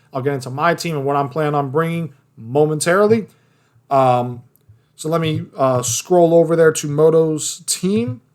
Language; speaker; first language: English; native; English